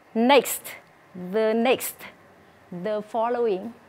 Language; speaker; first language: English; non-native, fluent; Vietnamese